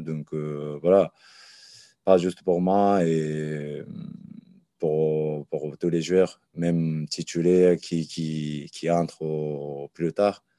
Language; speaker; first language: French; non-native, learner; Japanese